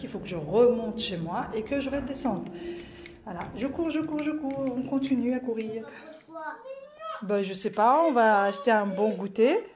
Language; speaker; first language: French; native; French